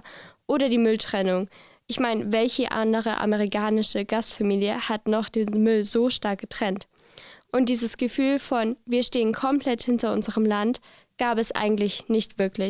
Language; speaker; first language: German; native; German